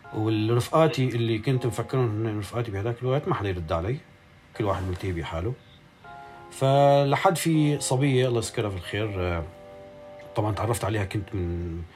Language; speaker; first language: Arabic; native; Arabic